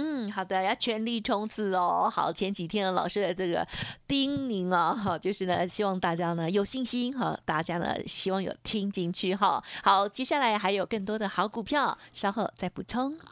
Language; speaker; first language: Chinese; native; Chinese